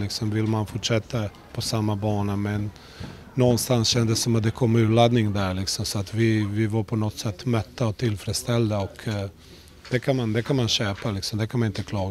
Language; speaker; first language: Swedish; non-native, fluent; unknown